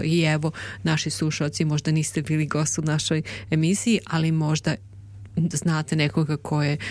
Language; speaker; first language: Serbian; native; Serbian